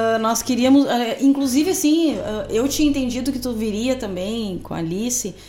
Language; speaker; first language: Portuguese; native; Portuguese